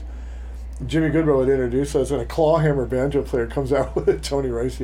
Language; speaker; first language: English; native; English